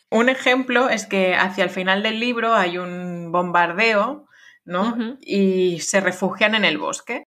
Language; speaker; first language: Spanish; non-native, fluent; French